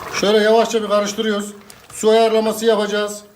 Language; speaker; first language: Turkish; native; Turkish